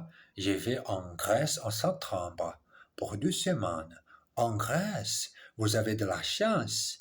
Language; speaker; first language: French; non-native, learner; English